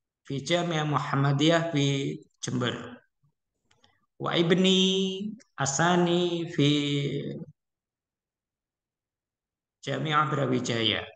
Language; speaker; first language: Arabic; non-native, fluent; Indonesian